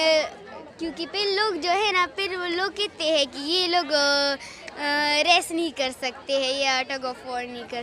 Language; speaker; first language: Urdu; non-native, local second language; Pashto